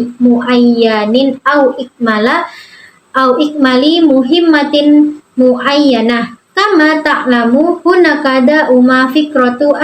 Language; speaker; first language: Arabic; non-native, learner; Indonesian